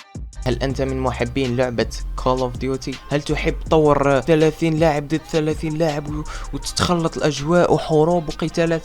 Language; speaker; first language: Arabic; native; Arabic